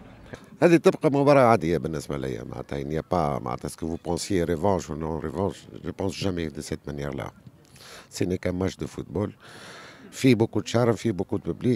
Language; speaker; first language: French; non-native, local second language; Arabic